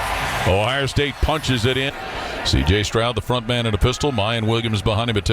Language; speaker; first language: English; native; English